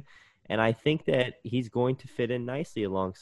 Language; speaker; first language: English; native; English